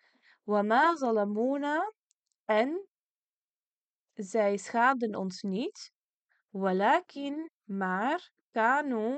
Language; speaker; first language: Dutch; early bilingual, other home language; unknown